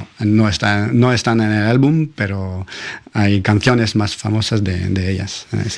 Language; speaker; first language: Spanish; non-native, fluent; French